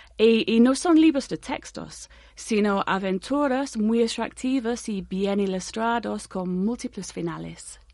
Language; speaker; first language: Spanish; non-native, fluent; English